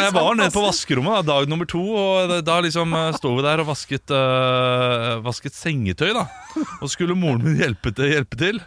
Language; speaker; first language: Norwegian; native; Norwegian